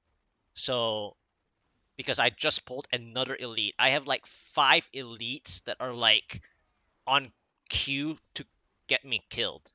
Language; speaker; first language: English; native; English